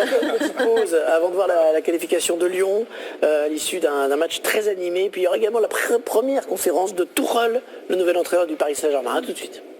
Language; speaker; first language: French; native; French